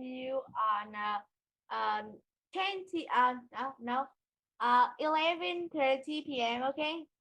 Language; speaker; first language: English; non-native, learner; Vietnamese